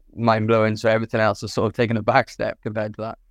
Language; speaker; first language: English; native; English